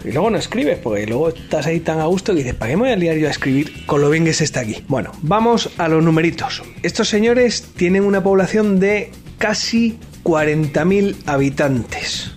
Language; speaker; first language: Spanish; native; Spanish